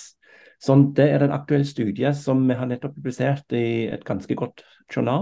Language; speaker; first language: Norwegian; non-native, fluent; German